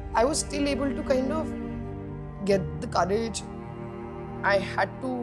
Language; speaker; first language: English; non-native, local second language; Hindi